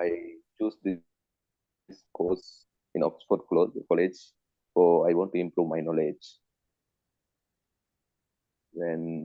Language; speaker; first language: English; non-native, learner; Tamil